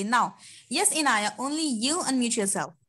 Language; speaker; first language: English; non-native, local second language; Urdu